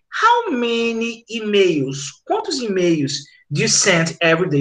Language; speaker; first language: English; non-native, fluent; Portuguese